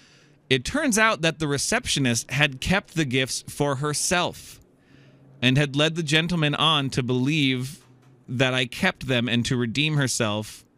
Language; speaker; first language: English; native; English